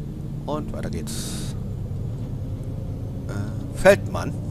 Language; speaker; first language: German; native; German